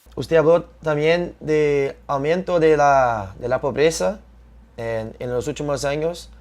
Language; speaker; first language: Spanish; non-native, fluent; Portuguese